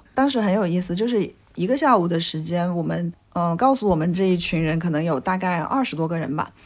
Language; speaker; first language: Chinese; native; Chinese